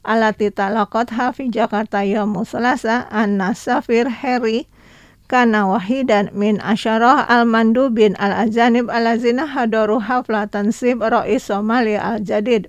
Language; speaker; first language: Arabic; non-native, fluent; Indonesian